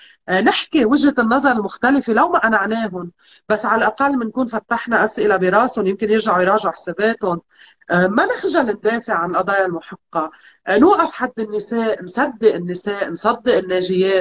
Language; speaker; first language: Arabic; native; Arabic